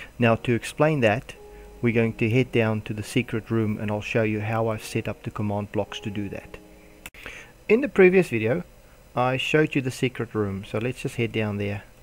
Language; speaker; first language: English; non-native, local second language; Afrikaans